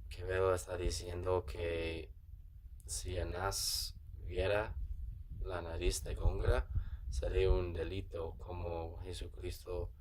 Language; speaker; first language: Spanish; non-native, learner; English